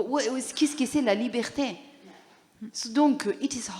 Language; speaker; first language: French; non-native, learner; Persian